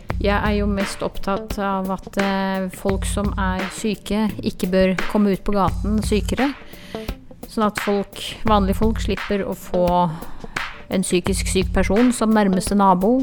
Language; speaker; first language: Norwegian; native; Norwegian